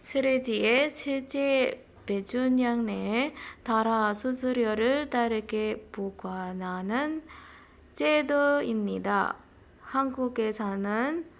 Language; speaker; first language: Korean; non-native, fluent; Indonesian